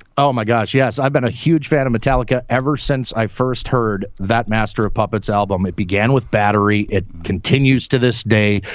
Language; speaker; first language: English; native; English